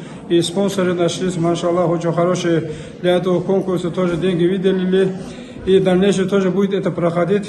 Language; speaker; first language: Russian; non-native, local second language; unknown